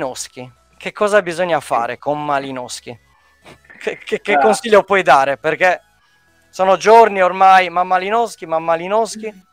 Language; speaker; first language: Italian; native; Italian